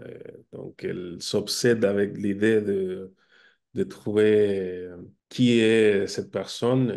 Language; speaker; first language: French; non-native, fluent; Spanish